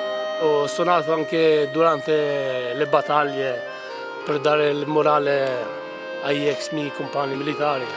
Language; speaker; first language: Italian; non-native, fluent; Albanian